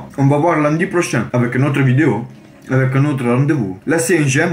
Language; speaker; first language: French; non-native, learner; Italian